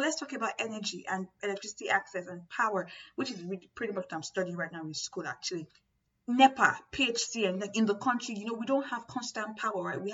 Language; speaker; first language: English; non-native, local second language; Yoruba